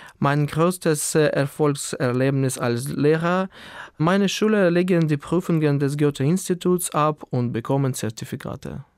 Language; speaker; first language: German; non-native, fluent; Ukrainian